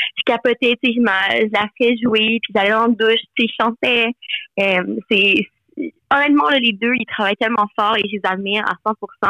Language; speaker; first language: French; non-native, local second language; English